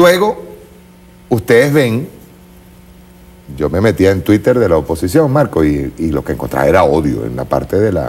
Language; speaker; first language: Spanish; native; Spanish